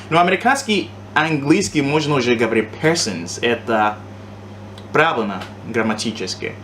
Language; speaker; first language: Russian; non-native, learner; English